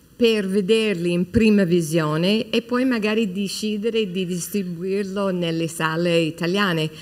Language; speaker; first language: Italian; non-native, fluent; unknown